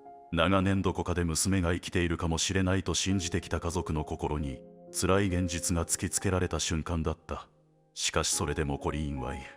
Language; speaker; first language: Japanese; native; Japanese